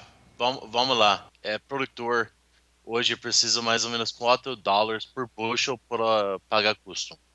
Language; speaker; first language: Portuguese; non-native, learner; English